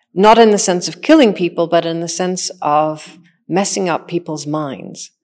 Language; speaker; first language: English; native; English